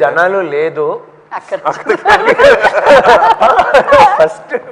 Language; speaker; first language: Telugu; non-native, fluent; Tamil